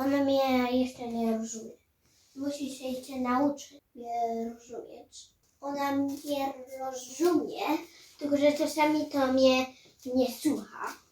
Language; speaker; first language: Polish; early bilingual, heritage; Samoan